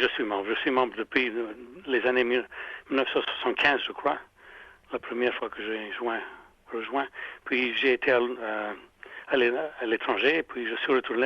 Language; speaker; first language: French; non-native, fluent; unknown